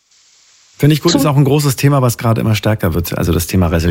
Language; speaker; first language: German; native; German